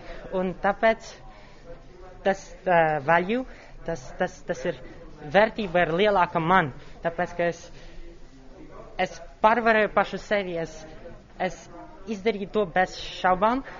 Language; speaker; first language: Latvian; non-native, local second language; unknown